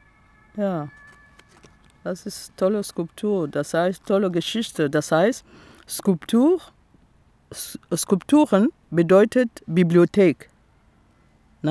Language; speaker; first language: German; non-native, fluent; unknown